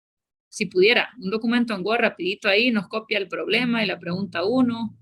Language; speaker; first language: Spanish; native; Spanish